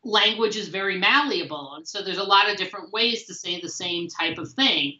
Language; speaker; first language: English; native; English